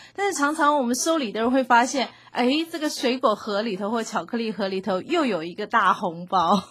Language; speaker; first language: Chinese; native; Chinese